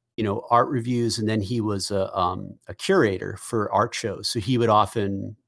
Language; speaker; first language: English; native; English